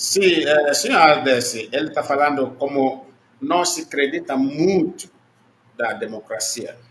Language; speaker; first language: Portuguese; non-native, learner; Igbo